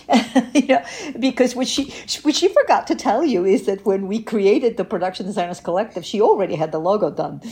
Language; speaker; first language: English; early bilingual, other home language; Bulgarian